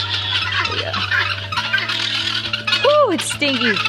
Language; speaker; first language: English; native; English